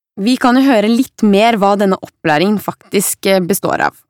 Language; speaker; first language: Norwegian; native; Norwegian